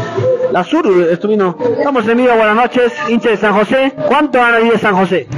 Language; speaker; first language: Spanish; native; Spanish